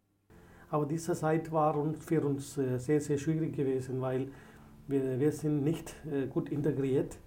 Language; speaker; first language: German; non-native, learner; Tamil